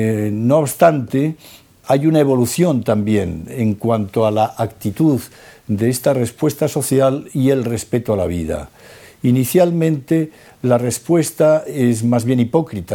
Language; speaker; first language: Spanish; native; Spanish